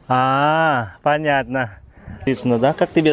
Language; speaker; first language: Russian; non-native, learner; Filipino